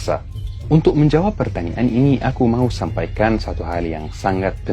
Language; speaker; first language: Indonesian; non-native, fluent; Arabic